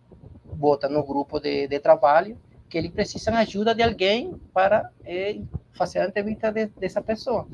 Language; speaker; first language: Portuguese; non-native, learner; Spanish